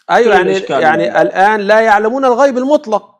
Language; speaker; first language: Arabic; native; Arabic